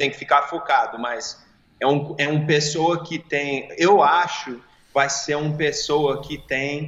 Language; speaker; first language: Portuguese; early bilingual, heritage; English